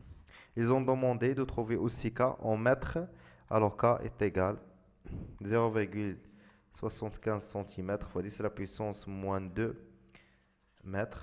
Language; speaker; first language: French; non-native, local second language; Arabic